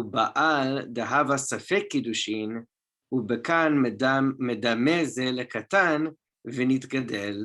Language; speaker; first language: Hebrew; non-native, fluent; English